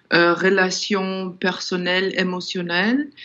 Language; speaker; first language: French; non-native, fluent; German